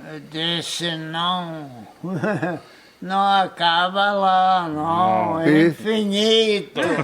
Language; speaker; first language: Portuguese; non-native, fluent; Polish